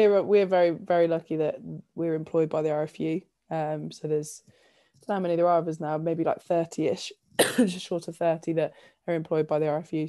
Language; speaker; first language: English; native; English